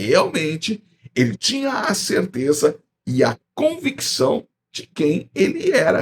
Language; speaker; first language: Portuguese; native; Portuguese